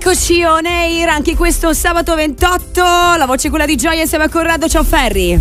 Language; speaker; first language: Italian; native; Italian